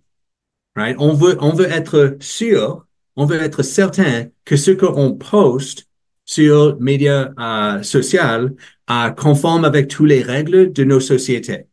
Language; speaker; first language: French; non-native, learner; English